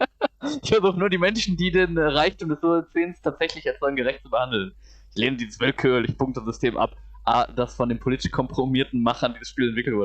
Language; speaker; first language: German; native; German